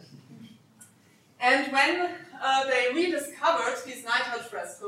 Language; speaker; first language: English; non-native, fluent; German